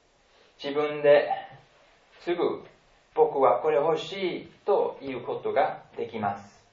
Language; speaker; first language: Japanese; non-native, fluent; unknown